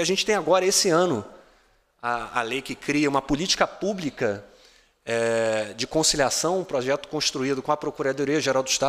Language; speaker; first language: Portuguese; native; Portuguese